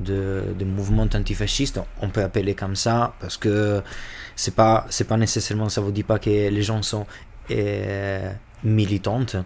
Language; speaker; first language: French; non-native, fluent; Albanian